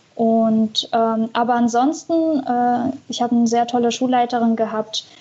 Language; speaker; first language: German; early bilingual, other home language; Russian